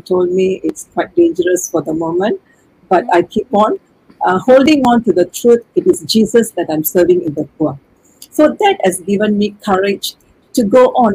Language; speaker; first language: English; non-native, local second language; Tamil